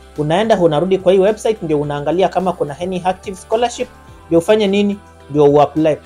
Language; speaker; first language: Swahili; native; Swahili